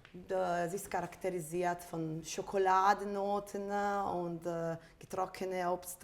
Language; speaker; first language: German; non-native, fluent; Italian